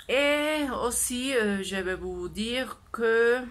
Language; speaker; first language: French; non-native, learner; Spanish